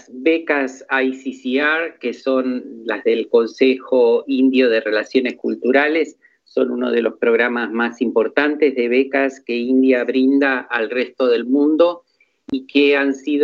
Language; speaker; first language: Spanish; native; Spanish